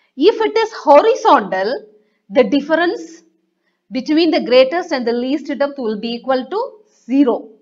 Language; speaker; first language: English; non-native, local second language; Malayalam